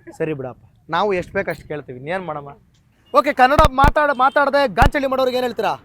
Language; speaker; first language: Kannada; native; Kannada